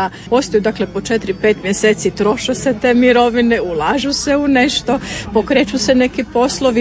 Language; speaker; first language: Serbian; native; Serbian